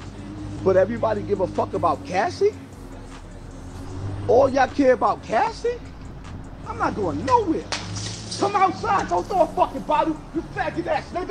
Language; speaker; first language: English; native; English